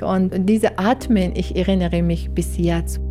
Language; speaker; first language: German; non-native, learner; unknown